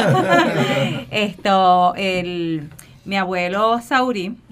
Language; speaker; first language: Spanish; native; Spanish